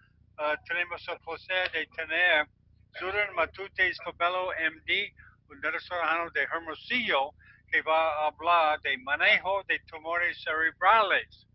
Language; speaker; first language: Spanish; non-native, learner; English